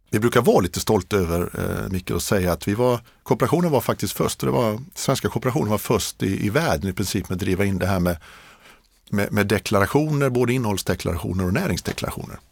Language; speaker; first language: Swedish; native; Swedish